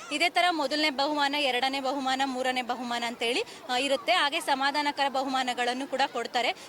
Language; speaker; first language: Kannada; native; Kannada